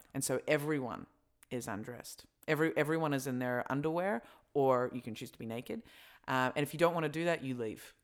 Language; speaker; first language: English; native; English